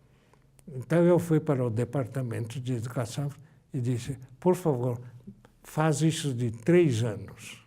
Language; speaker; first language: Portuguese; early bilingual, other home language; Japanese